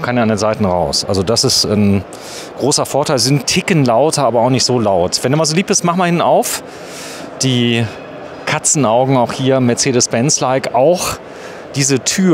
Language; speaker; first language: German; native; German